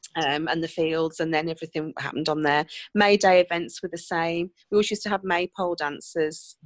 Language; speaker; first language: English; native; English